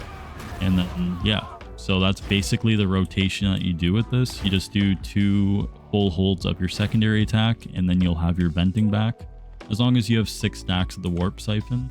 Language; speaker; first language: English; native; English